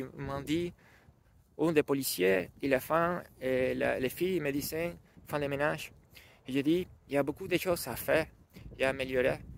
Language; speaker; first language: French; non-native, learner; Spanish